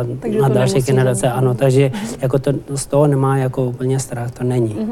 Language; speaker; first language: Czech; non-native, learner; Tibetan